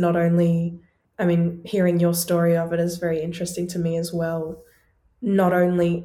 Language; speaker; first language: English; native; English